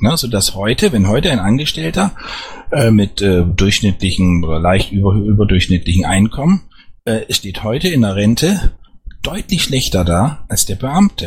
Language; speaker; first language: German; native; German